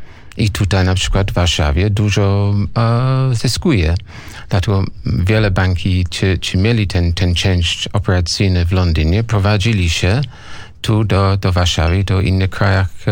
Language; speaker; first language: Polish; non-native, learner; English